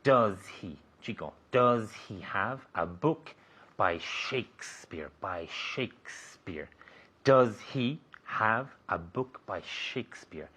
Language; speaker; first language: English; non-native, fluent; Spanish